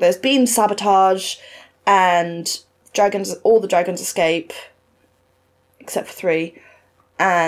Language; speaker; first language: English; native; English